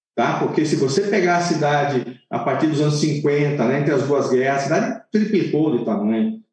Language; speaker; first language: Portuguese; non-native, fluent; Italian